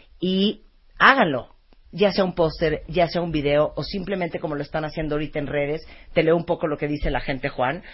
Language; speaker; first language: Spanish; early bilingual, other home language; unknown